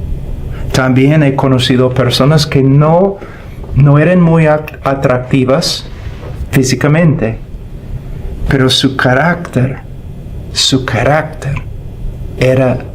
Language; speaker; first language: Spanish; non-native, fluent; English